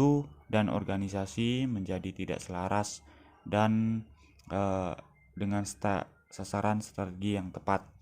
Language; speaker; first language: Indonesian; native; Indonesian